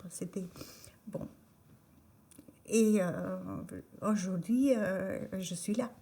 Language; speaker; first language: French; non-native, fluent; Albanian